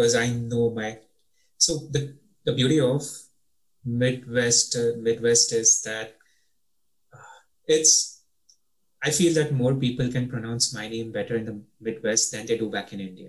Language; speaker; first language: English; native; English